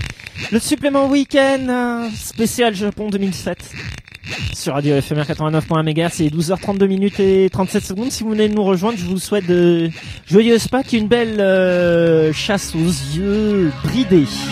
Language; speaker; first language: French; native; French